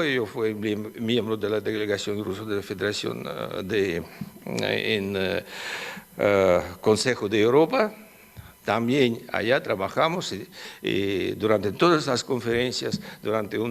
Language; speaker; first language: Spanish; non-native, fluent; Russian